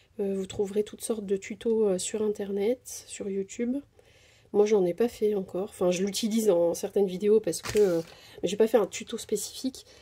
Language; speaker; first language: French; native; French